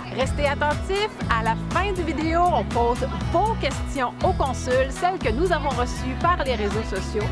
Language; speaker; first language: French; native; French